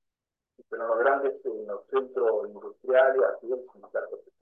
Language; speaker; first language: Spanish; native; Spanish